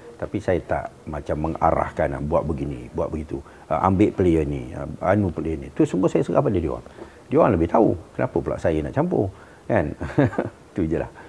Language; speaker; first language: Malay; native; Malay